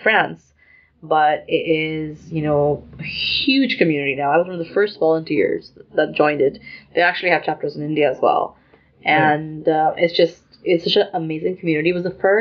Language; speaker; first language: English; non-native, local second language; Urdu